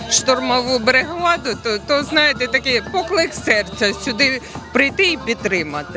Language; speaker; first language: Ukrainian; non-native, local second language; Russian